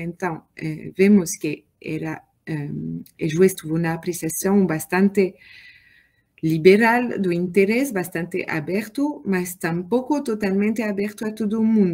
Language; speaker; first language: Portuguese; non-native, learner; French